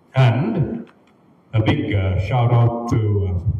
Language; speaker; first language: English; non-native, local second language; Sinhala